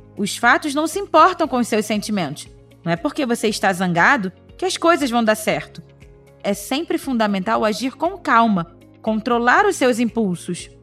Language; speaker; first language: Portuguese; native; Portuguese